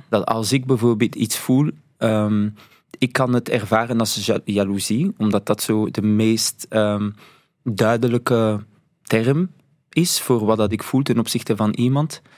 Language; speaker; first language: Dutch; early bilingual, other home language; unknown